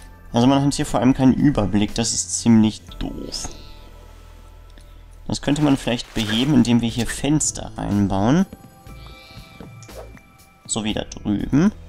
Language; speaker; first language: German; native; German